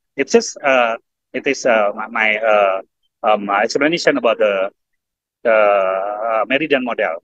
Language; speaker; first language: English; non-native, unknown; Indonesian